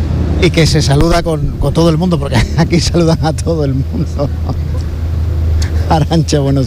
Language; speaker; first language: Spanish; native; Spanish